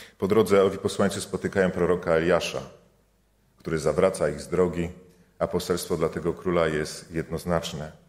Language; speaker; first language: Polish; native; Polish